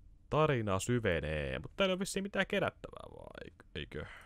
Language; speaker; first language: Finnish; native; Finnish